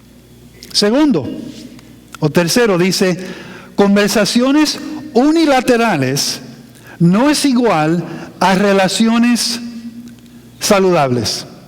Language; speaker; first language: Spanish; non-native, fluent; English